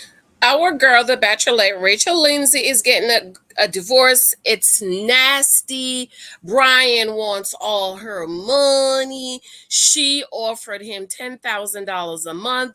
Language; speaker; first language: English; native; English